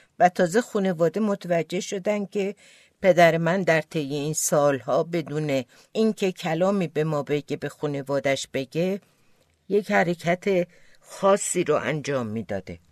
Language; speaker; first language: Persian; non-native, local second language; Azerbaijani